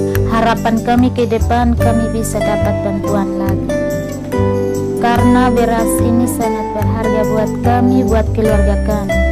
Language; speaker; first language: Indonesian; non-native, local second language; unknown